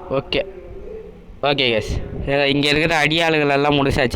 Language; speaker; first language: Tamil; native; Tamil